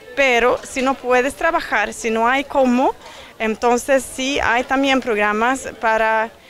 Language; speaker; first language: Spanish; non-native, fluent; Swedish